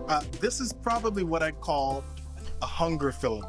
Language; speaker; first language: English; native; English